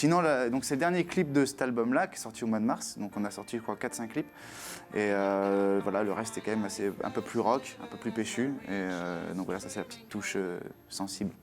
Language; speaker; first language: French; native; French